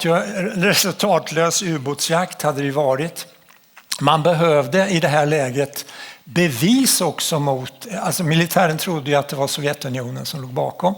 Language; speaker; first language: Swedish; native; Swedish